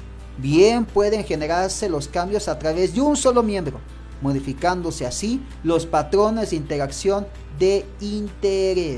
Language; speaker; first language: Spanish; native; Spanish